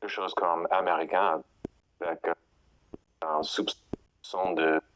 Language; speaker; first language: French; non-native, fluent; English